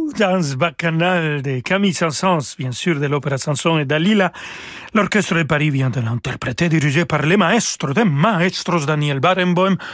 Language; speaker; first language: French; non-native, fluent; Spanish